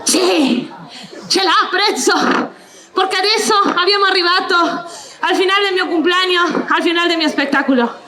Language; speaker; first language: Italian; non-native, learner; Spanish